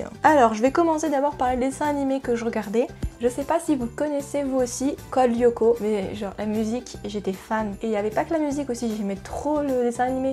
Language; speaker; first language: French; native; French